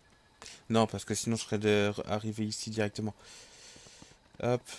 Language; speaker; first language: French; native; French